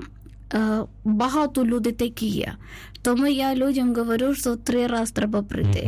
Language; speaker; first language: Ukrainian; non-native, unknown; Malayalam